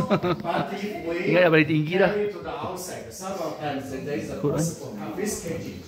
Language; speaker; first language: English; non-native, learner; Chinese